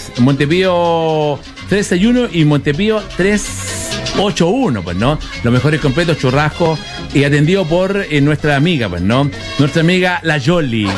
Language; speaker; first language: Spanish; native; Spanish